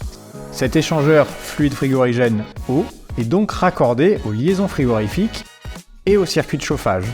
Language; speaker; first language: French; native; French